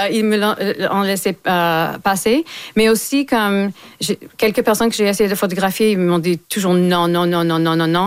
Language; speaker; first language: French; non-native, local second language; English